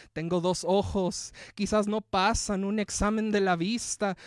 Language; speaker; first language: Spanish; early bilingual, heritage; Spanish